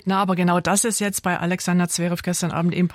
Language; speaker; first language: German; native; German